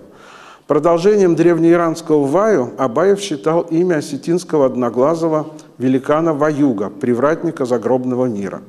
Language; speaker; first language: Russian; native; Russian